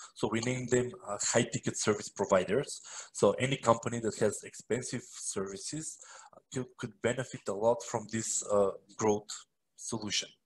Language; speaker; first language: English; non-native, fluent; Macedonian